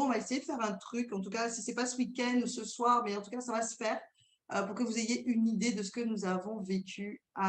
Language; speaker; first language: French; native; French